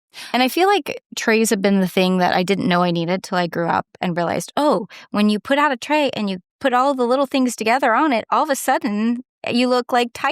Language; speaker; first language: English; native; English